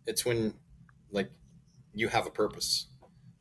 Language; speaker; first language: English; native; English